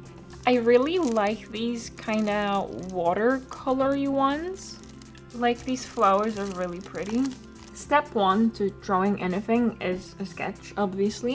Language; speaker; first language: English; non-native, fluent; Polish